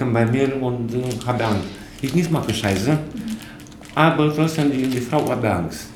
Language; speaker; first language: German; non-native, learner; Romanian